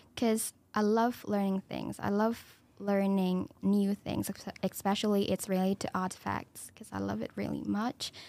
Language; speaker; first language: English; non-native, local second language; Cantonese